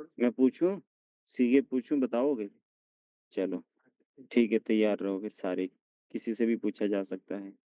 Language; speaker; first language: Urdu; non-native, local second language; Punjabi